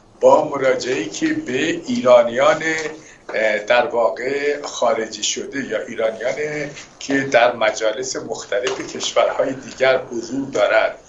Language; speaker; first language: Persian; native; Persian